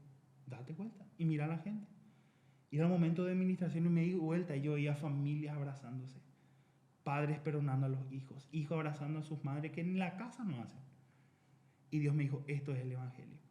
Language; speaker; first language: Spanish; native; Spanish